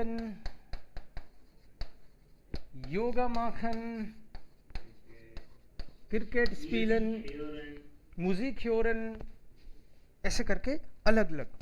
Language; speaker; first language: Hindi; native; Hindi